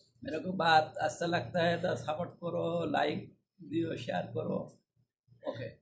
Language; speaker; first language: Hindi; non-native, learner; Bangla